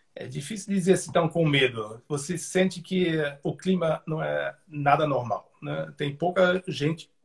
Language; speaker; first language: Portuguese; non-native, fluent; German